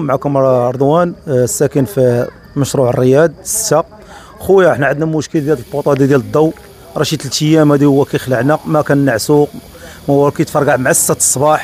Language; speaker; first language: Arabic; native; Arabic